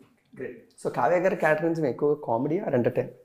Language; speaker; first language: Telugu; native; Telugu